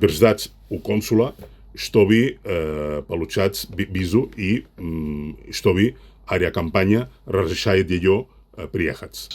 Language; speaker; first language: Russian; non-native, fluent; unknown